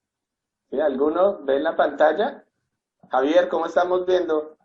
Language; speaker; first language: Spanish; native; Spanish